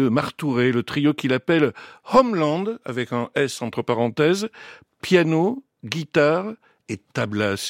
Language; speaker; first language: French; native; French